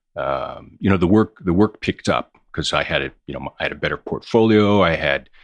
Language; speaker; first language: English; native; English